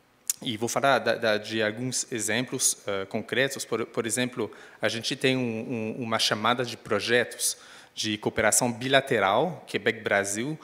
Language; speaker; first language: Portuguese; non-native, fluent; French